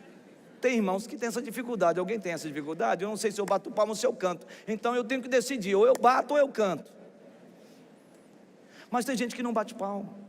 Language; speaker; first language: Portuguese; native; Portuguese